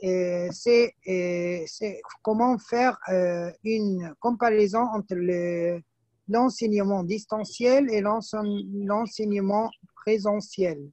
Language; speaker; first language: French; non-native, fluent; Arabic